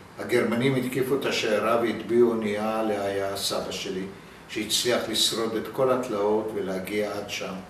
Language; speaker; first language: Hebrew; early bilingual, other home language; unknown